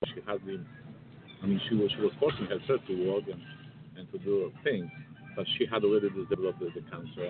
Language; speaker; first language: English; non-native, fluent; Polish